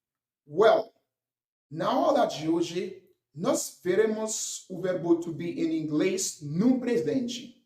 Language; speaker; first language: Portuguese; non-native, fluent; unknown